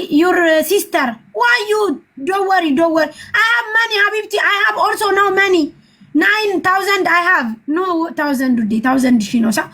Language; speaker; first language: English; non-native, learner; Amharic